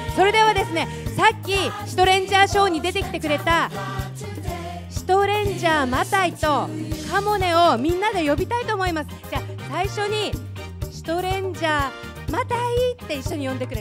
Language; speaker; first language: Japanese; native; Japanese